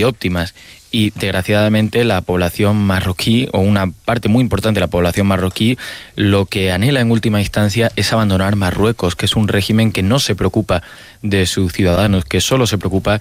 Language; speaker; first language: Spanish; native; Spanish